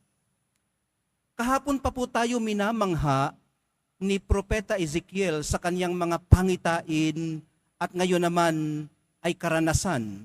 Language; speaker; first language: Filipino; native; Filipino